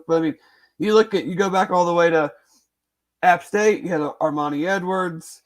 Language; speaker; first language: English; native; English